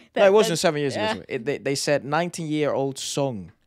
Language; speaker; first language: English; non-native, fluent; Spanish